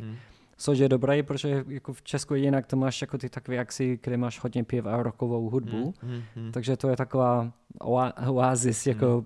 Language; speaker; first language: Czech; non-native, learner; English